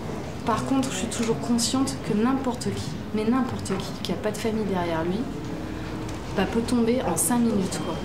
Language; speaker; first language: French; native; French